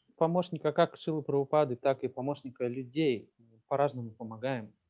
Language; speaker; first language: Russian; native; Russian